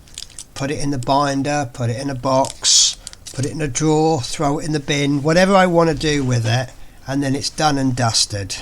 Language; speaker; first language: English; native; English